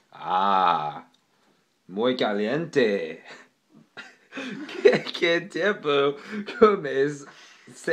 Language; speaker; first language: Spanish; non-native, learner; English